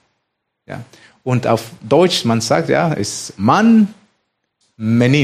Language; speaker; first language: German; non-native, fluent; Spanish